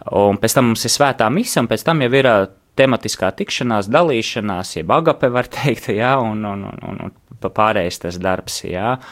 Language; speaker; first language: Latvian; native; Latvian